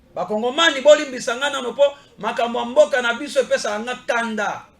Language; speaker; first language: Lingala; native; Lingala